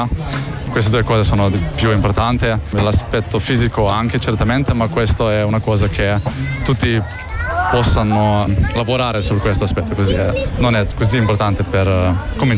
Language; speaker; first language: Italian; non-native, local second language; Slovenian